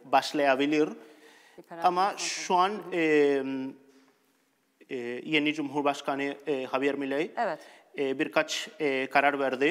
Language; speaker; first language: Turkish; non-native, learner; Spanish